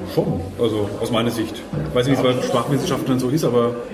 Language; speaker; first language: German; native; German